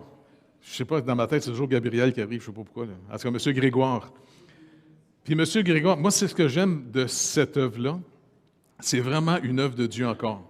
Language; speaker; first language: French; native; French